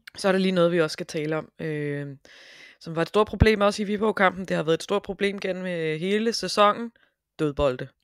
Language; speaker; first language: Danish; native; Danish